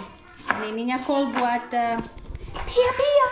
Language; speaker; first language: Indonesian; non-native, learner; Serbian